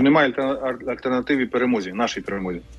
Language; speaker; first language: Ukrainian; native; Ukrainian